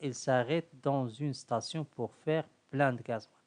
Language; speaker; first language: French; non-native, local second language; Arabic